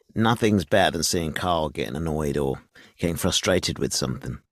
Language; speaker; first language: English; native; English